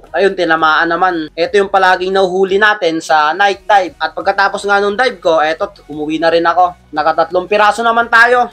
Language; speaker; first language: Filipino; non-native, local second language; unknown